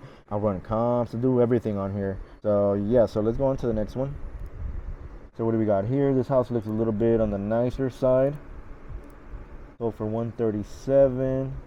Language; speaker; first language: English; native; English